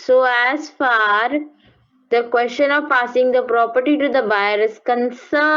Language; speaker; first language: English; non-native, local second language; Hindi